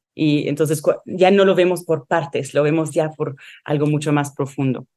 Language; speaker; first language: Spanish; non-native, fluent; Arabic